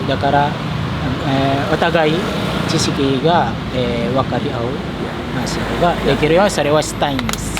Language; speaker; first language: Japanese; non-native, fluent; Indonesian